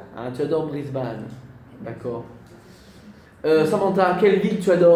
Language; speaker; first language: French; non-native, fluent; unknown